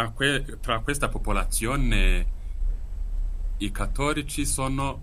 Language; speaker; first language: Italian; non-native, fluent; Kinyarwanda